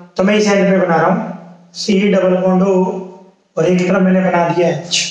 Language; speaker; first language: Hindi; native; Hindi